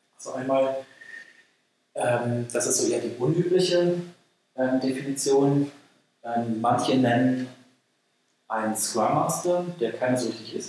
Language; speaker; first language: German; native; German